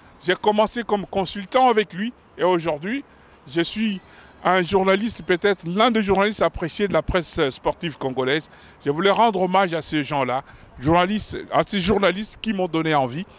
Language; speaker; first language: French; non-native, local second language; Lingala